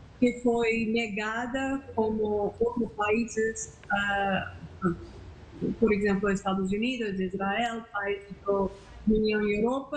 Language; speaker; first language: Portuguese; non-native, fluent; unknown